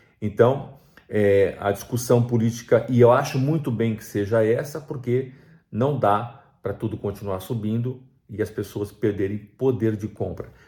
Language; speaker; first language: Portuguese; native; Portuguese